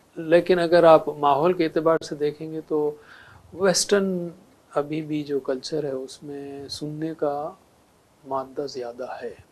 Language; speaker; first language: Urdu; native; Urdu